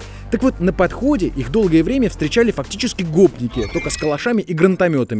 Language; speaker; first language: Russian; native; Russian